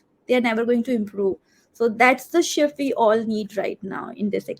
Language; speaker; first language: English; non-native, local second language; Hindi